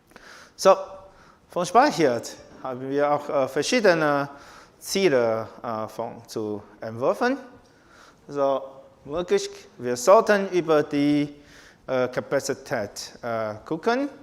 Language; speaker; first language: German; non-native, fluent; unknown